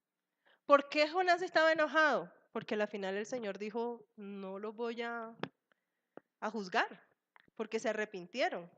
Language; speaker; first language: Spanish; native; Spanish